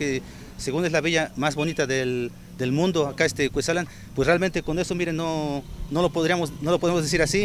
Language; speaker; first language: Spanish; native; Spanish